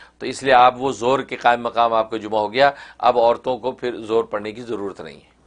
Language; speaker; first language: Urdu; native; Urdu